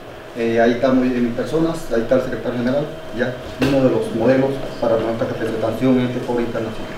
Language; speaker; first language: Spanish; non-native, local second language; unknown